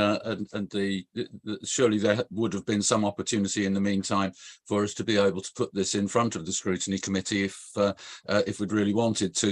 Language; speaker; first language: English; native; English